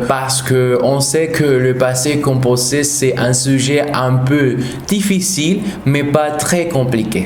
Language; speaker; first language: French; non-native, fluent; Spanish